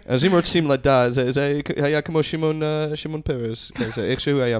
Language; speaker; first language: Hebrew; non-native, fluent; English